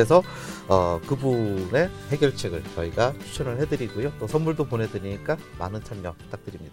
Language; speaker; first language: Korean; native; Korean